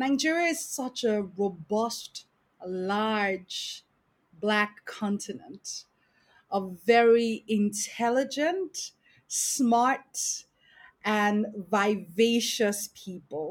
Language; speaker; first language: English; non-native, local second language; Esan